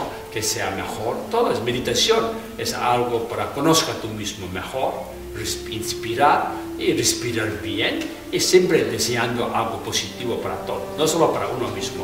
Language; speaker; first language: Spanish; non-native, fluent; Tibetan